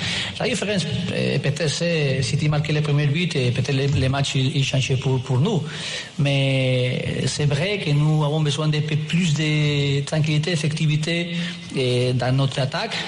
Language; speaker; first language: French; non-native, learner; Spanish